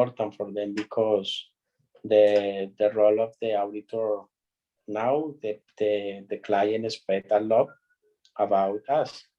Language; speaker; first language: English; non-native, learner; Spanish